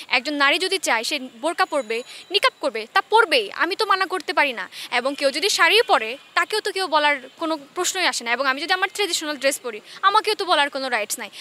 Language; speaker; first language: Bangla; non-native, local second language; Chakma